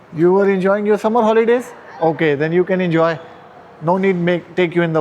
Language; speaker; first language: English; non-native, fluent; Urdu